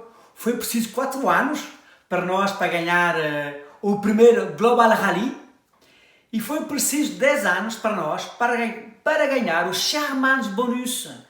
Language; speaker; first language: Portuguese; early bilingual, heritage; French